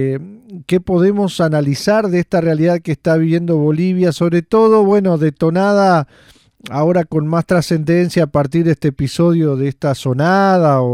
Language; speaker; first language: Spanish; native; Spanish